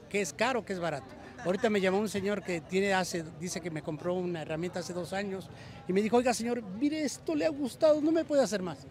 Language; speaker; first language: Spanish; native; Spanish